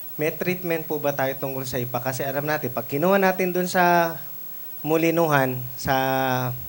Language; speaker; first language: Filipino; non-native, local second language; Bikol